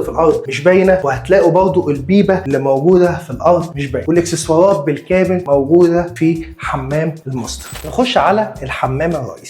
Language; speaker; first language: Arabic; native; Arabic